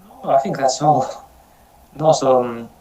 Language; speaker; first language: English; non-native, learner; Russian